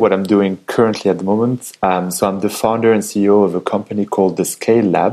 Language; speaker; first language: English; non-native, fluent; French